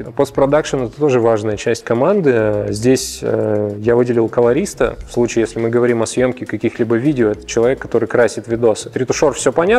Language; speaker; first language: Russian; native; Russian